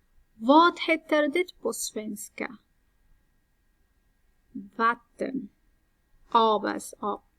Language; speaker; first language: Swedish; non-native, fluent; Persian